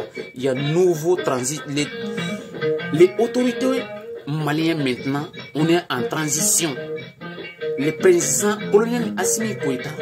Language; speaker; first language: French; non-native, learner; Bambara